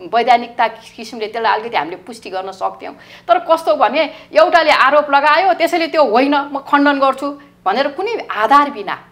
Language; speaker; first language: Nepali; native; Nepali